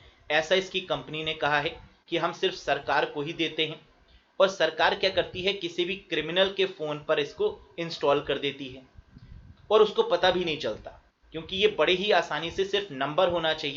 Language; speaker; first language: Hindi; native; Hindi